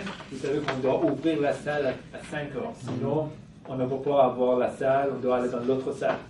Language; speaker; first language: French; non-native, fluent; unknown